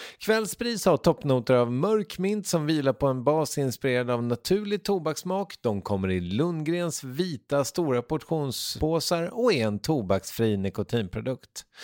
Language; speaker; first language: Swedish; native; Swedish